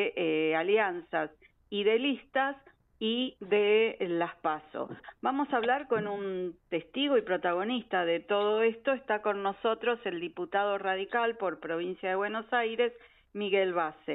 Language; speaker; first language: Spanish; native; Spanish